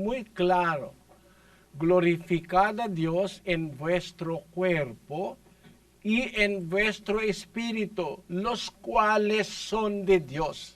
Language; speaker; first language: Spanish; non-native, learner; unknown